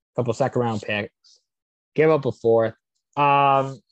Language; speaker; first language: English; native; English